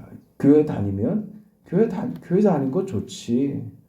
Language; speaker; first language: Korean; native; Korean